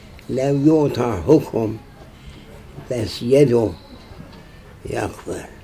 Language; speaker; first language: Arabic; non-native, fluent; Turkish